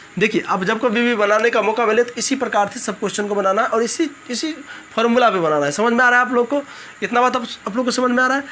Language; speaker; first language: Hindi; native; Hindi